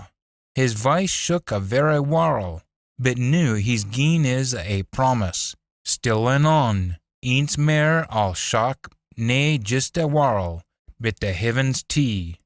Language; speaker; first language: English; native; English